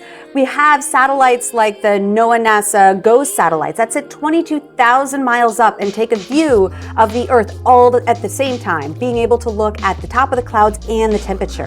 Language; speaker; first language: English; native; English